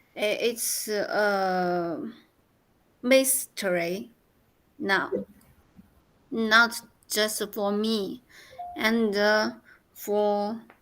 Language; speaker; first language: English; non-native, learner; Chinese